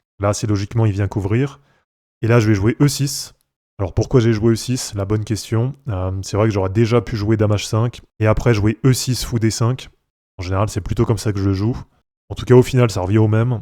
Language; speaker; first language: French; native; French